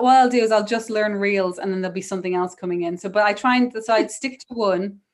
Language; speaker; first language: English; native; English